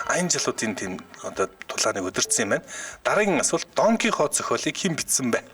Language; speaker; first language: Mongolian; native; Mongolian